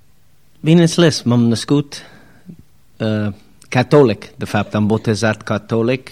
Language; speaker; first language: Romanian; non-native, learner; English